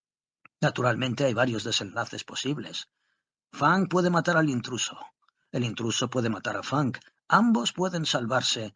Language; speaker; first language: Spanish; native; Spanish